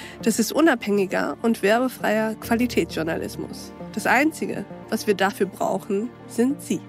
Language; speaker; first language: German; native; German